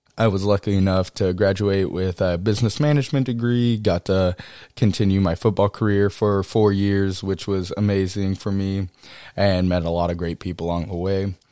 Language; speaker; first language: English; native; English